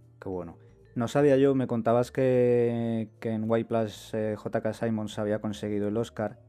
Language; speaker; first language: Spanish; native; Spanish